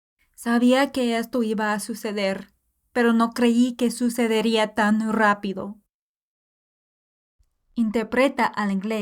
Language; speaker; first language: Spanish; non-native, fluent; English